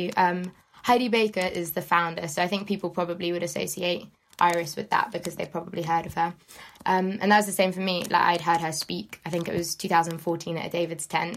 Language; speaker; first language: English; native; English